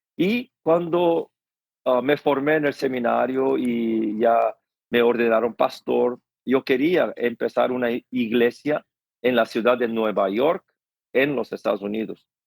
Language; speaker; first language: Spanish; non-native, fluent; Korean